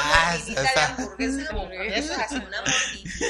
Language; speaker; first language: Spanish; native; Spanish